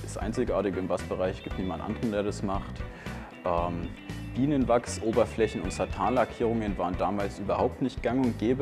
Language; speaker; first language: German; native; German